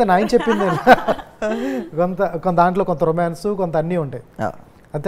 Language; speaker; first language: Telugu; native; Telugu